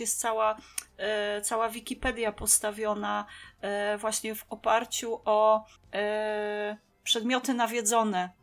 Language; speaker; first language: Polish; native; Polish